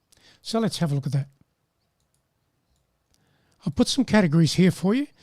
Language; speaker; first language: English; native; English